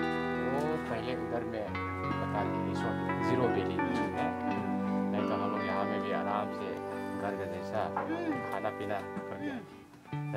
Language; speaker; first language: Hindi; non-native, local second language; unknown